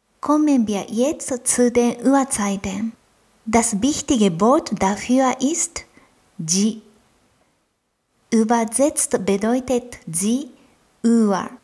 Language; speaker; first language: German; non-native, fluent; Japanese